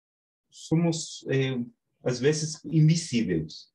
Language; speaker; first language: Portuguese; non-native, fluent; Spanish